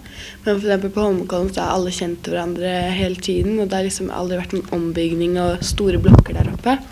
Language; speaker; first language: Norwegian; native; Norwegian